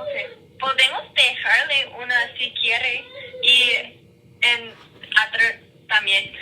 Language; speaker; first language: Spanish; non-native, learner; English